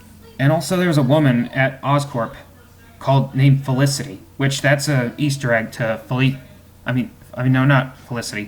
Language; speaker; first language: English; native; English